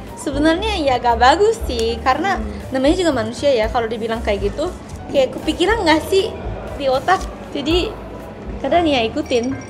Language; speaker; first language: Indonesian; non-native, fluent; Japanese